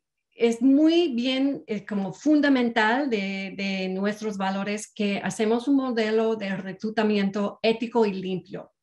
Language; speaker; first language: Spanish; non-native, fluent; English